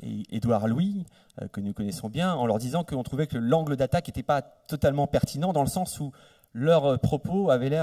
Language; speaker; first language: French; native; French